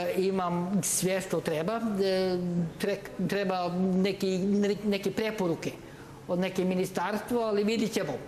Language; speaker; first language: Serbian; non-native, learner; Norwegian